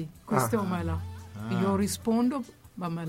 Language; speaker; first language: Italian; non-native, learner; Amharic